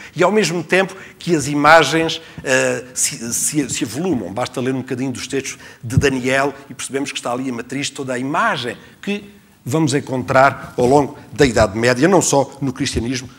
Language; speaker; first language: Portuguese; native; Portuguese